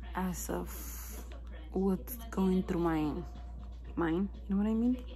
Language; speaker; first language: English; early bilingual, other home language; Spanish